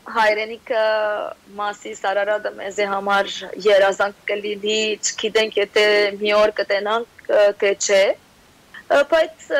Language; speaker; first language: Armenian; early bilingual, heritage; Armenian